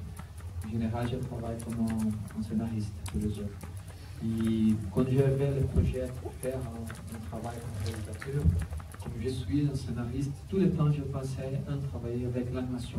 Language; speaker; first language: French; non-native, learner; Portuguese